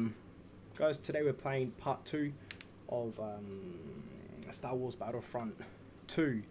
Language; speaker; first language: English; native; English